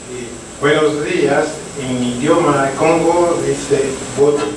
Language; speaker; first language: Spanish; non-native, learner; French